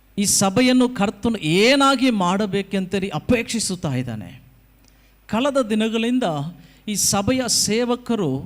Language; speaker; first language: Kannada; non-native, local second language; Tamil